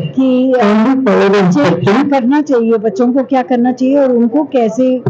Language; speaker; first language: Hindi; non-native, local second language; Tamil